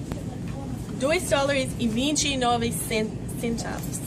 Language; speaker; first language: Portuguese; non-native, fluent; English